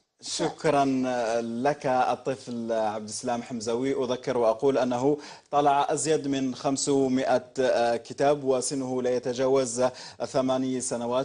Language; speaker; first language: Arabic; native; Arabic